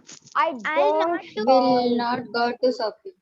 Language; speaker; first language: English; non-native, learner; Hindi